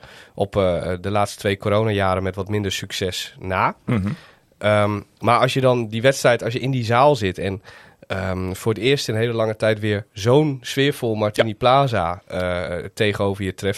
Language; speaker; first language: Dutch; native; Dutch